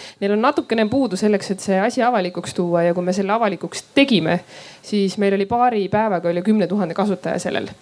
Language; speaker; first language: Estonian; native; Estonian